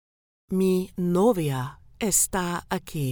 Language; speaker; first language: Spanish; non-native, learner; English